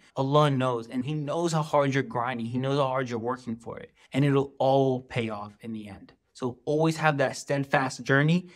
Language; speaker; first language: English; native; English